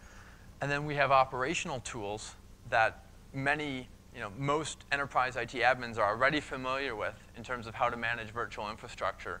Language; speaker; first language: English; native; English